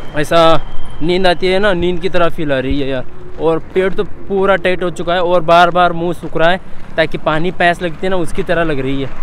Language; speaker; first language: Hindi; native; Hindi